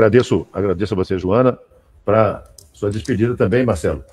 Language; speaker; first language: Portuguese; native; Portuguese